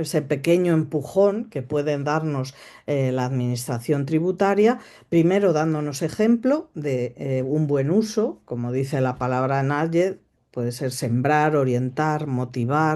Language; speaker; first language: Spanish; native; Spanish